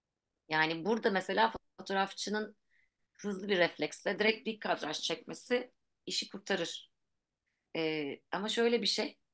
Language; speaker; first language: Turkish; native; Turkish